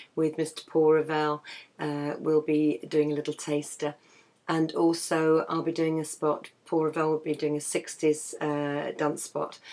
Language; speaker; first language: English; native; English